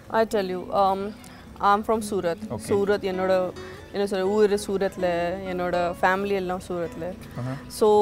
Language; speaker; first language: Tamil; non-native, local second language; Gujarati